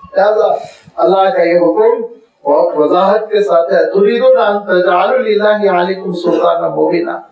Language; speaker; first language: Urdu; native; Urdu